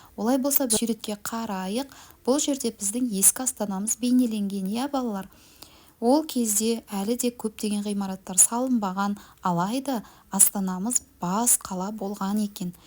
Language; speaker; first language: Kazakh; native; Kazakh